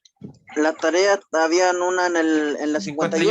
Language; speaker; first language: Spanish; native; Spanish